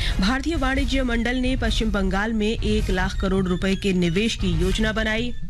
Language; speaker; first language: Hindi; native; Hindi